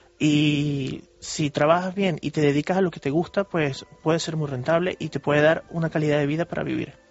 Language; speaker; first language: Spanish; early bilingual, heritage; Spanish